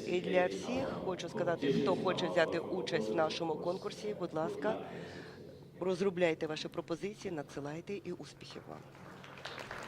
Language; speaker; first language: Ukrainian; native; Ukrainian